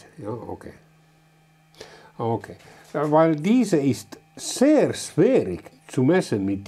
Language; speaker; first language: German; non-native, learner; Finnish